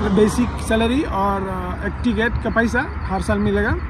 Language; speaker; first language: Hindi; non-native, fluent; Bangla